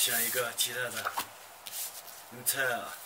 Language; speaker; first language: Chinese; non-native, local second language; Tibetan